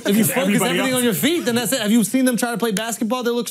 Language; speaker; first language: English; native; English